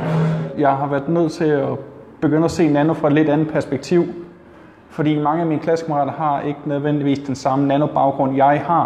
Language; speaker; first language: Danish; native; Danish